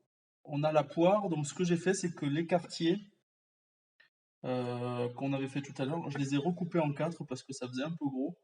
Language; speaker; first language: French; native; French